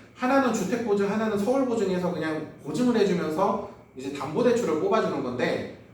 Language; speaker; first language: Korean; native; Korean